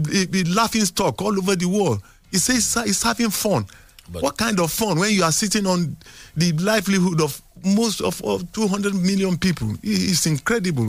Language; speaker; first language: English; non-native, local second language; Yoruba